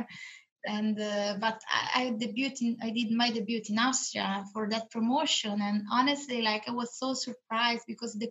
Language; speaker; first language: English; non-native, fluent; Italian